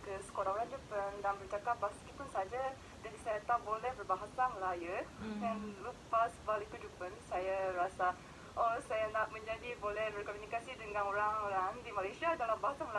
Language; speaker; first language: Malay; non-native, fluent; Japanese